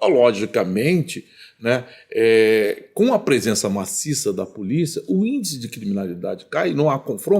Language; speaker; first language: Portuguese; native; Portuguese